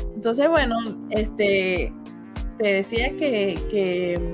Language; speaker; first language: Spanish; native; Spanish